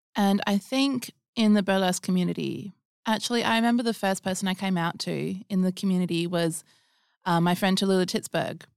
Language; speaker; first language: English; native; English